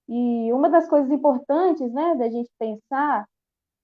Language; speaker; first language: Portuguese; native; Portuguese